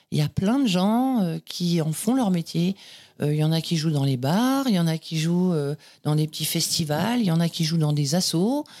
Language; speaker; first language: French; native; French